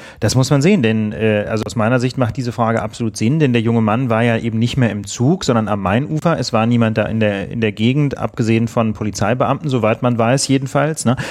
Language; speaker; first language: German; native; German